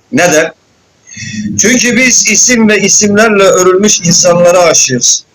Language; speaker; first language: Turkish; native; Turkish